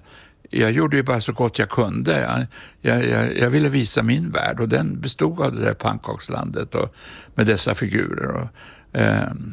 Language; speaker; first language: Swedish; native; Swedish